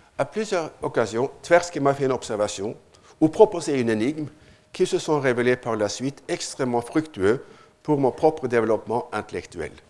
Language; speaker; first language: French; non-native, fluent; Norwegian